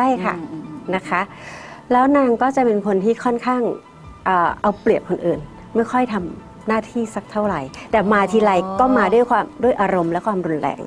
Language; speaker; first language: Thai; native; Thai